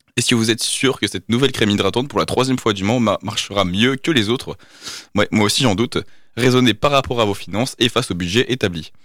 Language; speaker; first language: French; native; French